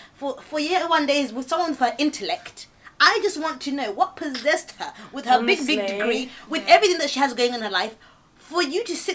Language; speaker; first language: English; native; English